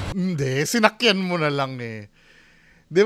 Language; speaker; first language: Filipino; native; Filipino